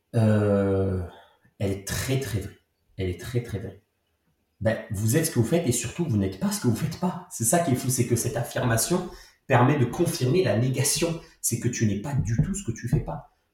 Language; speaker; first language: French; native; French